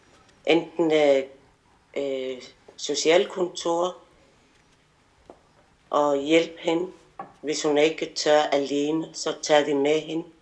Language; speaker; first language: Danish; non-native, local second language; Kalaallisut